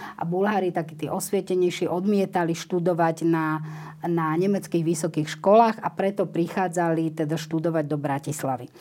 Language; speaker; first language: Slovak; native; Slovak